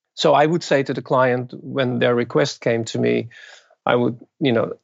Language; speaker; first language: English; non-native, fluent; Dutch